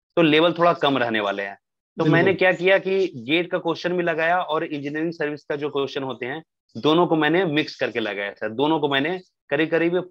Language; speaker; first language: Hindi; native; Hindi